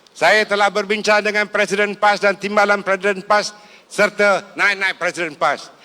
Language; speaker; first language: Malay; native; Malay